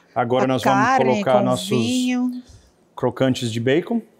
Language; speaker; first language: Portuguese; non-native, fluent; English